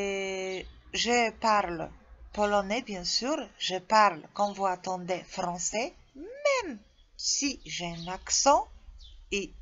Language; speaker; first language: French; non-native, fluent; Polish